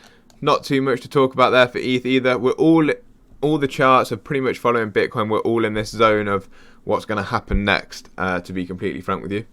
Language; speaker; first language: English; native; English